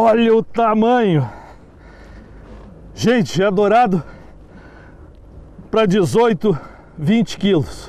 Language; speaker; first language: Portuguese; native; Portuguese